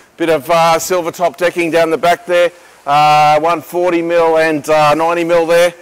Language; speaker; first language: English; native; English